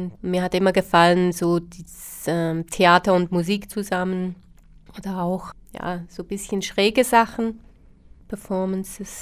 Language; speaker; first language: German; early bilingual, other home language; Slovak